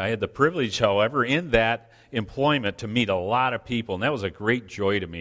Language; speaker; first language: English; native; English